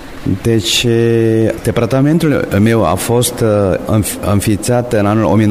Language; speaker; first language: Romanian; non-native, fluent; Korean